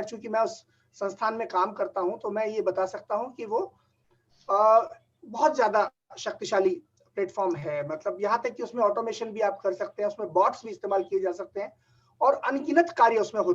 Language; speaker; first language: Hindi; native; Hindi